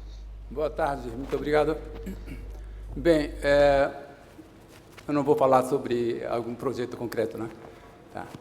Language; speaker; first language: Portuguese; non-native, fluent; Japanese